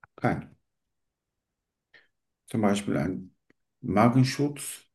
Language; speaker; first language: German; non-native, learner; Turkish